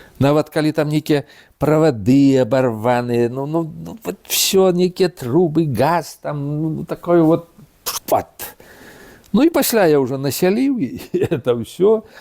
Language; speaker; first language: Belarusian; native; Belarusian